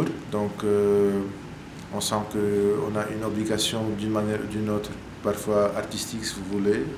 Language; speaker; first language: French; non-native, local second language; Arabic